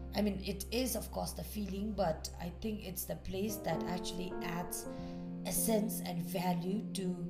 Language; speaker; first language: English; non-native, fluent; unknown